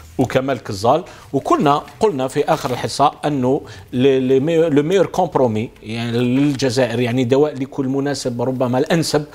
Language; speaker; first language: Arabic; native; Arabic